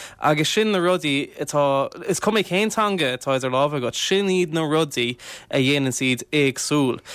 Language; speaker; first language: Irish; non-native, local second language; English